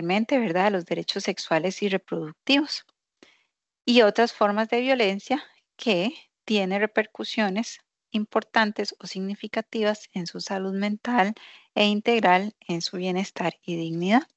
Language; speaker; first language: Spanish; native; Spanish